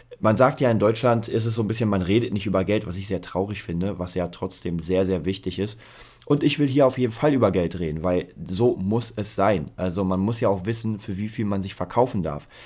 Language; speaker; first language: German; early bilingual, other home language; Polish